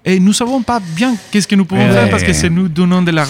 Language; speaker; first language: French; non-native, fluent; Spanish